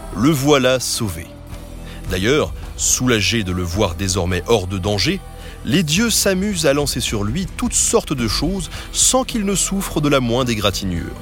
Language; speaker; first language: French; native; French